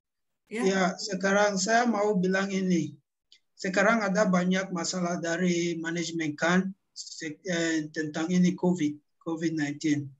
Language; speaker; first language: Indonesian; non-native, learner; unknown